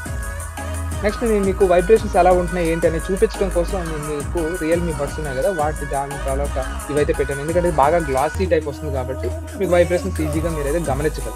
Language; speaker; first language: Telugu; native; Telugu